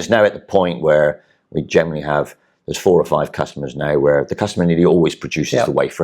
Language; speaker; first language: English; native; English